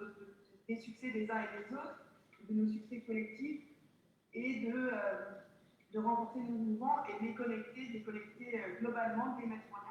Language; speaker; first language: French; native; French